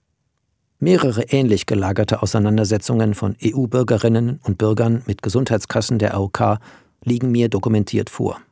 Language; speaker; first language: German; native; German